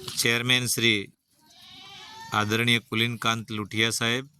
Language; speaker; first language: Gujarati; native; Gujarati